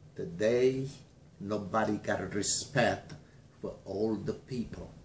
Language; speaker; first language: English; non-native, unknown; Italian